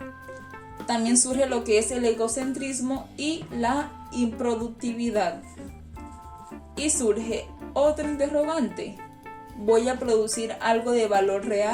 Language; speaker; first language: Spanish; native; Spanish